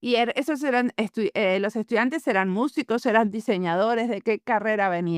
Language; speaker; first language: Spanish; native; Spanish